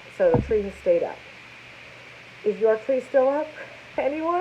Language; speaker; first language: English; native; English